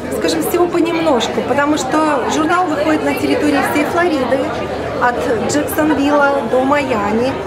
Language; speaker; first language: Russian; native; Russian